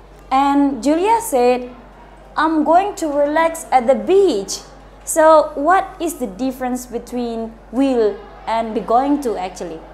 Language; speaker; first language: English; non-native, fluent; Indonesian